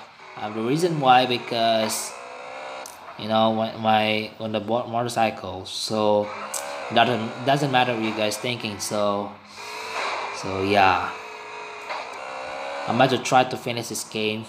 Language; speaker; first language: English; non-native, learner; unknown